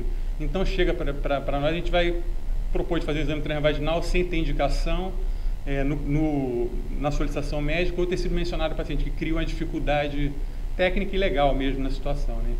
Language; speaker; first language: Portuguese; native; Portuguese